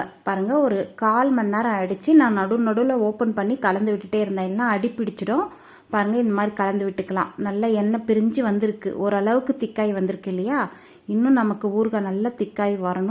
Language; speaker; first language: Tamil; native; Tamil